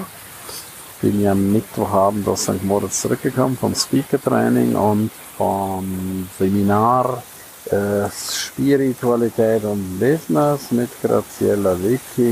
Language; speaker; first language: German; native; German